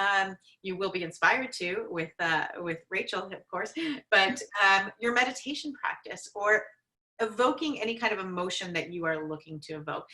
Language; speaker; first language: English; native; English